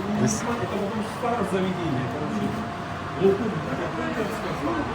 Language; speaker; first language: Russian; non-native, learner; Turkish